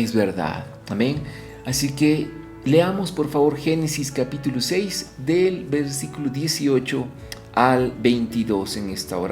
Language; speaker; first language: Spanish; native; Spanish